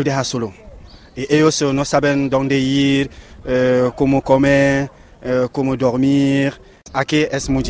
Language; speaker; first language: Spanish; non-native, fluent; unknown